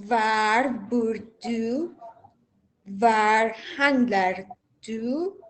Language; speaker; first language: Swedish; non-native, learner; Spanish